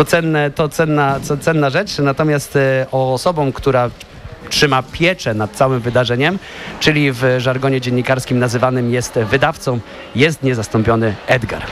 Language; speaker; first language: Polish; native; Polish